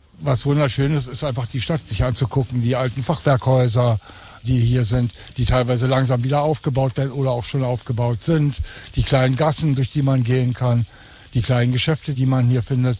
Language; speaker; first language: German; native; German